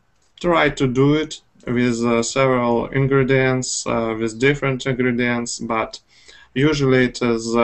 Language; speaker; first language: English; non-native, fluent; Russian